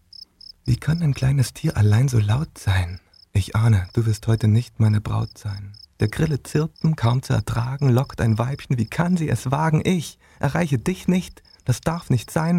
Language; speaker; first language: German; native; German